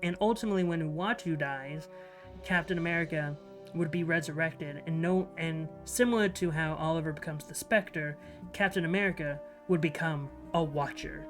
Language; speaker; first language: English; native; English